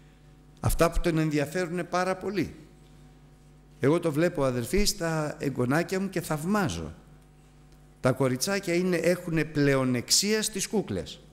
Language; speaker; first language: Greek; native; Greek